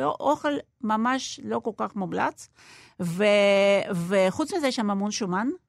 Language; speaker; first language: Hebrew; non-native, fluent; Russian